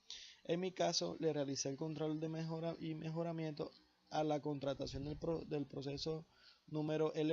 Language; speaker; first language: Spanish; native; Spanish